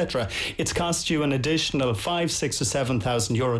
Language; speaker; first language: English; native; English